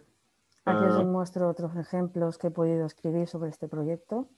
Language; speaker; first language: Spanish; native; Spanish